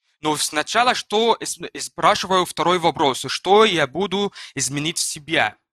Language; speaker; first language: Russian; non-native, learner; Arabic